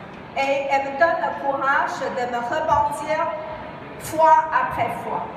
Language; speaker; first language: French; non-native, fluent; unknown